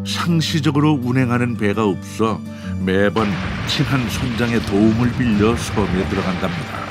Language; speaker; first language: Korean; native; Korean